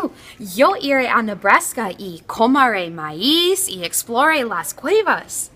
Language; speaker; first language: Spanish; non-native, learner; English